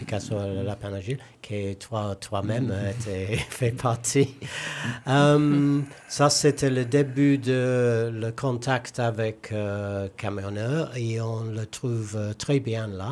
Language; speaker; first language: French; non-native, learner; English